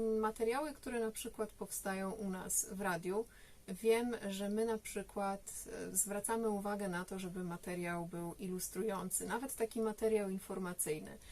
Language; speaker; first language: Polish; native; Polish